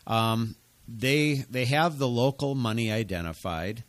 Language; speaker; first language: English; native; English